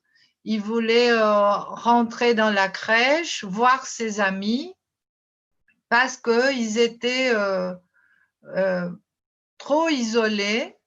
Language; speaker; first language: French; non-native, fluent; Portuguese